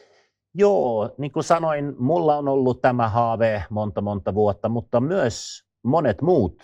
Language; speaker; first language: Finnish; non-native, fluent; Swedish